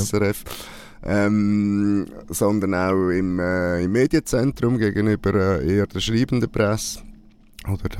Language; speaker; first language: German; native; German